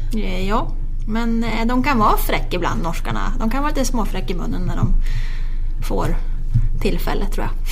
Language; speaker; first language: Swedish; native; Swedish